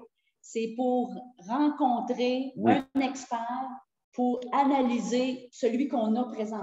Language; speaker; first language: French; native; French